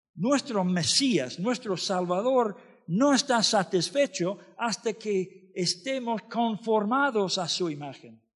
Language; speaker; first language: Spanish; non-native, fluent; English